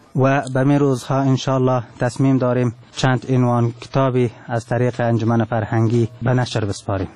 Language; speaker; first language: Persian; non-native, local second language; Turkmen